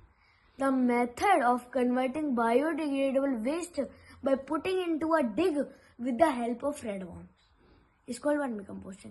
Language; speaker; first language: English; non-native, local second language; Hindi